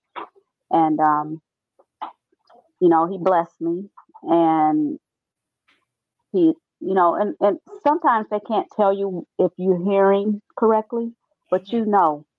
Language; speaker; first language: English; native; English